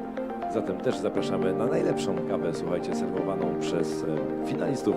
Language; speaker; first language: Polish; native; Polish